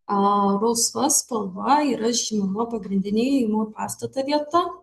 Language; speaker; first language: Lithuanian; native; Lithuanian